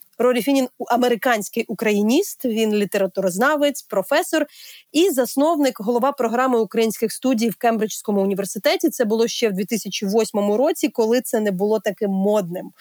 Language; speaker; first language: Ukrainian; native; Ukrainian